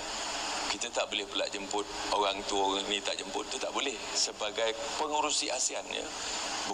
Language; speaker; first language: Malay; native; Malay